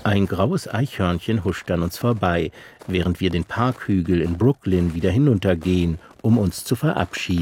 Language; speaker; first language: German; native; German